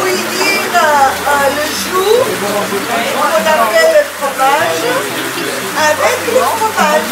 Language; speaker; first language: French; non-native, learner; Greek